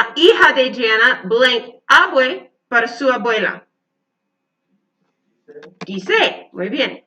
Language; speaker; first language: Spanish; non-native, learner; English